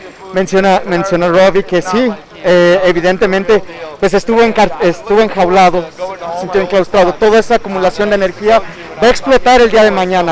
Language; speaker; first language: Spanish; native; Spanish